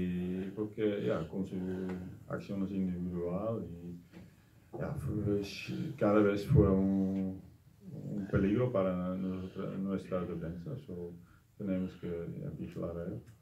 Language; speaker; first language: Spanish; non-native, learner; Dutch